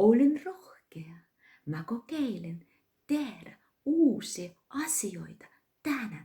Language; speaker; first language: Finnish; non-native, learner; Russian